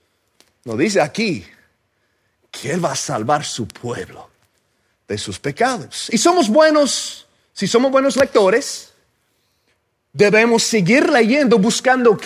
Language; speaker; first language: Spanish; non-native, fluent; English